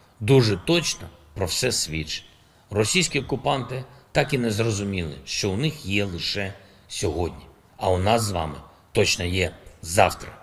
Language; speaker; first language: Ukrainian; non-native, local second language; Russian